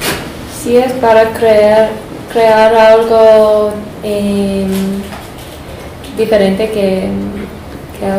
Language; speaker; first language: Spanish; non-native, fluent; English